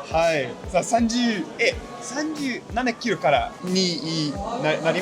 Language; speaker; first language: Japanese; non-native, learner; English